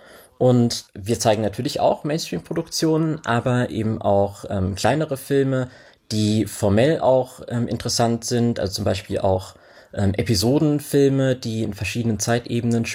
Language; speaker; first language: German; native; German